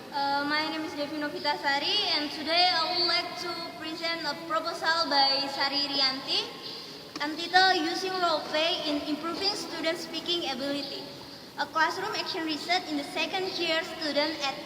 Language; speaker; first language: English; non-native, learner; Indonesian